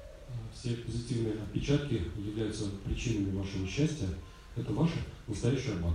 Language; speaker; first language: Russian; native; Russian